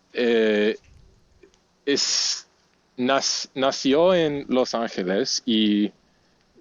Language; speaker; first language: Spanish; non-native, fluent; English